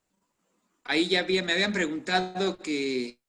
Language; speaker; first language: Spanish; native; Spanish